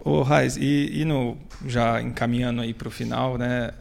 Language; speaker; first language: Portuguese; native; Portuguese